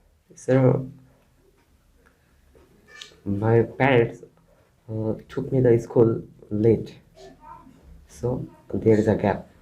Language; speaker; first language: English; non-native, learner; Bangla